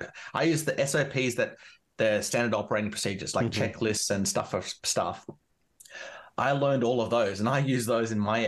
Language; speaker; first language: English; native; English